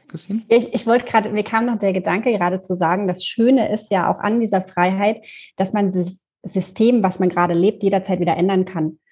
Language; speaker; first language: German; native; German